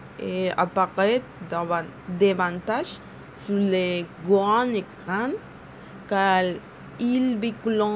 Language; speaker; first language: French; non-native, learner; Spanish